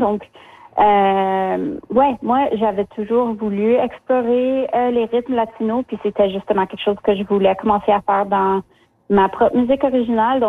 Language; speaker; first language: French; early bilingual, other home language; Spanish